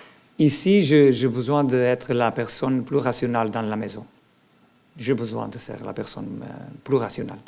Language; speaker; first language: French; non-native, learner; Portuguese